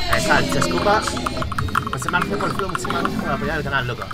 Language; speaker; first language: Spanish; native; Spanish